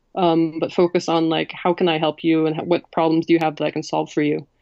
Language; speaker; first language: English; native; English